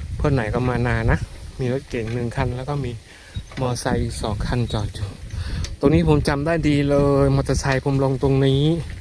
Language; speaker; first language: Thai; non-native, local second language; Northeastern Thai